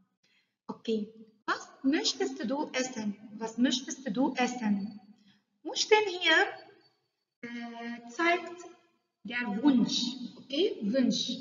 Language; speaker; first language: German; non-native, learner; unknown